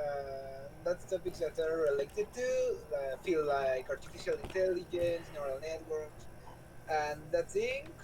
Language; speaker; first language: English; non-native, learner; Spanish